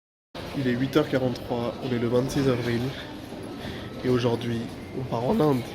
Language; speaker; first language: French; native; French